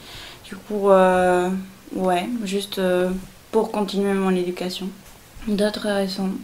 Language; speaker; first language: French; non-native, fluent; Spanish